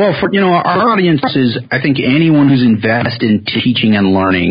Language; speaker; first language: English; native; English